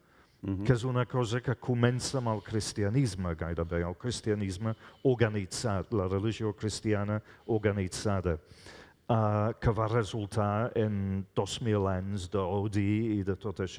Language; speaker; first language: Catalan; non-native, fluent; English